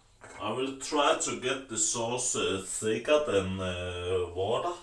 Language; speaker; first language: English; non-native, learner; Danish